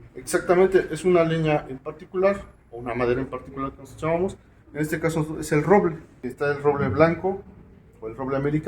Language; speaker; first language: Spanish; native; Spanish